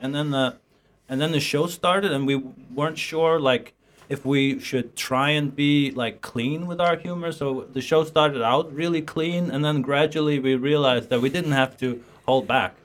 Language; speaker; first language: English; non-native, fluent; Faroese